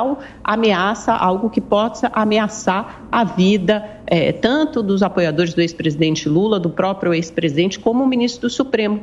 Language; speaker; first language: Portuguese; native; Portuguese